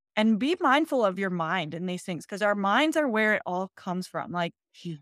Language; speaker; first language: English; native; English